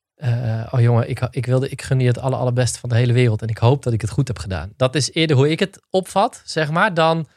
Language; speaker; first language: Dutch; native; Dutch